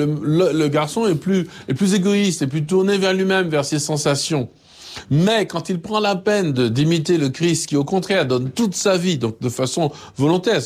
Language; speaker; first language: French; native; French